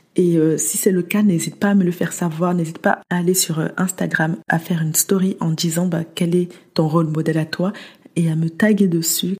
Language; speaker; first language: French; early bilingual, other home language; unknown